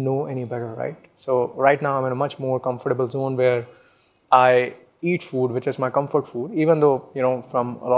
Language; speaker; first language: English; non-native, local second language; Hindi